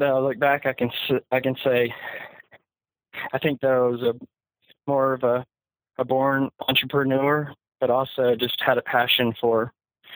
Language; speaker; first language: English; native; English